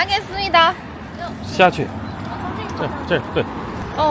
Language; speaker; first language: Korean; non-native, learner; Chinese